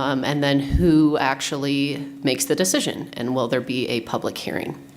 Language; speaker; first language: English; native; English